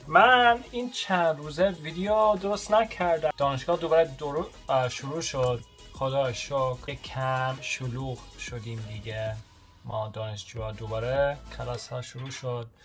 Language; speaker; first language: Persian; early bilingual, heritage; Persian